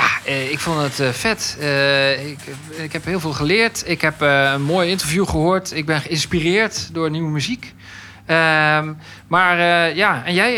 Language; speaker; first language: Dutch; native; Dutch